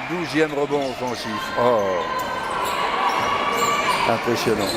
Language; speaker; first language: French; native; French